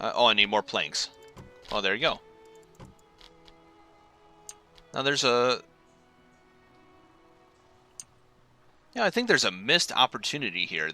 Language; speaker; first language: English; native; English